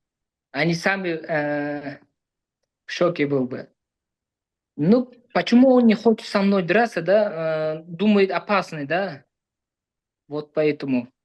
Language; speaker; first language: Russian; non-native, learner; Uzbek